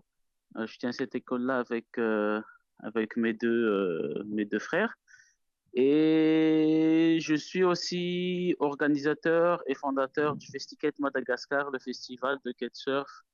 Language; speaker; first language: French; non-native, local second language; Malagasy